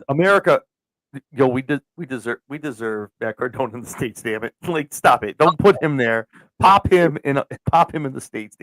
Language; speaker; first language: English; native; English